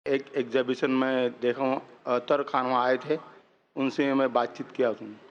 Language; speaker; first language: Urdu; non-native, local second language; Gujarati